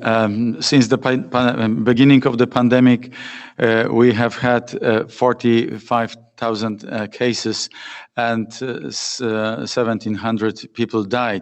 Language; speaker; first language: English; non-native, fluent; Polish